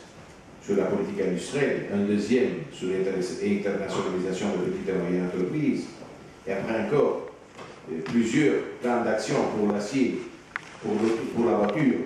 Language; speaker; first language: French; non-native, fluent; Italian